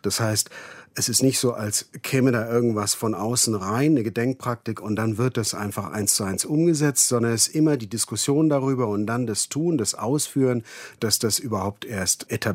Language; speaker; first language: German; native; German